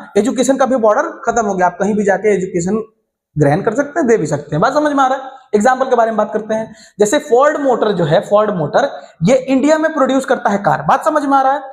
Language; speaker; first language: Hindi; native; Hindi